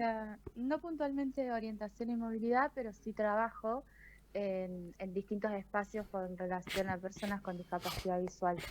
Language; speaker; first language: Spanish; native; Spanish